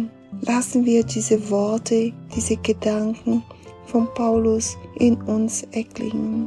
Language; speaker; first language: German; non-native, fluent; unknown